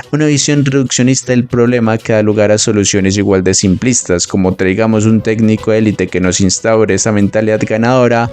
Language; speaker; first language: Spanish; native; Spanish